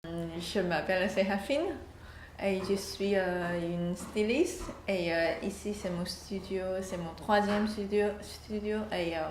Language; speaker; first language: French; non-native, learner; Chinese